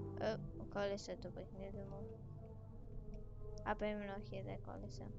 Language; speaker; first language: Greek; early bilingual, heritage; Greek